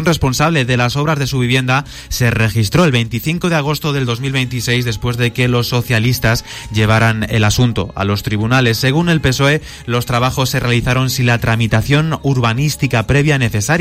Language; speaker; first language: Spanish; native; Spanish